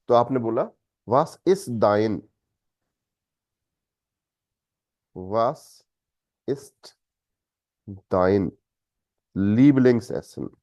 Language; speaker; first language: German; non-native, fluent; Hindi